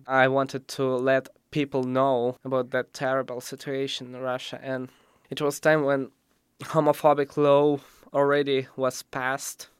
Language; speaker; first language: English; non-native, fluent; Russian